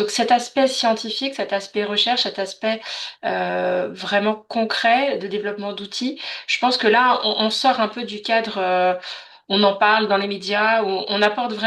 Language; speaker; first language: French; native; French